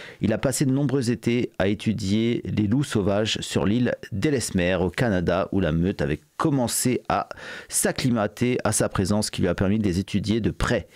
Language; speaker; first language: French; native; French